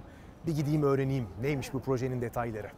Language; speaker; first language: Turkish; native; Turkish